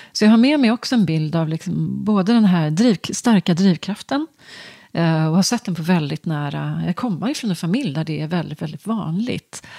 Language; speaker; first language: Swedish; native; Swedish